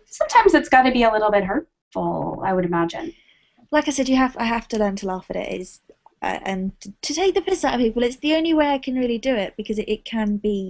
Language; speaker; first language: English; native; English